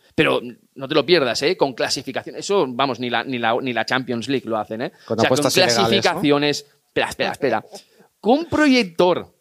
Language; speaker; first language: Spanish; native; Spanish